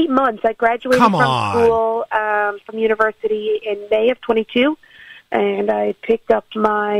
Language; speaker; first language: English; native; English